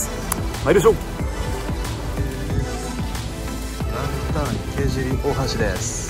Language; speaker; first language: Japanese; native; Japanese